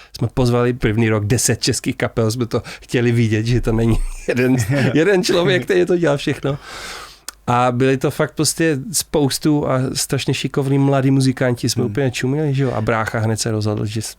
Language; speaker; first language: Czech; non-native, fluent; Dutch